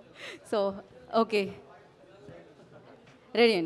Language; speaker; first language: Telugu; native; Telugu